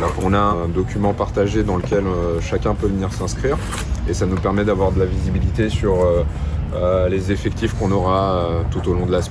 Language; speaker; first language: French; native; French